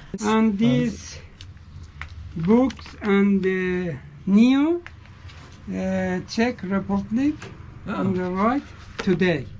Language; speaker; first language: English; non-native, learner; Azerbaijani